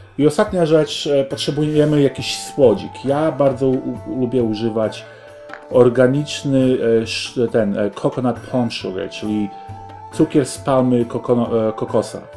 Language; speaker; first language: Polish; early bilingual, heritage; Polish